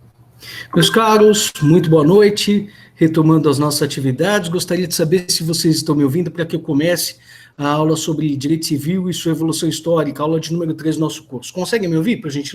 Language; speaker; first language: Portuguese; native; Portuguese